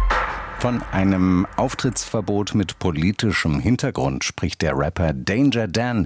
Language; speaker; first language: German; native; German